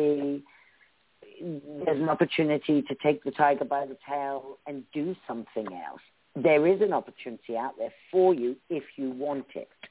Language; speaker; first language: English; native; English